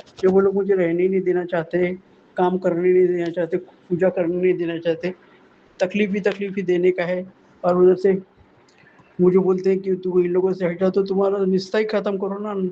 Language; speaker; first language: Hindi; non-native, local second language; Marathi